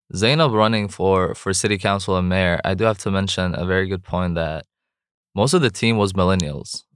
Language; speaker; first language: English; non-native, fluent; Arabic